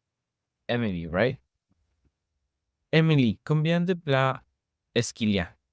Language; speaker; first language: French; non-native, learner; English